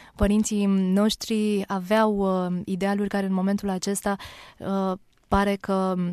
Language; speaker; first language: Romanian; native; Romanian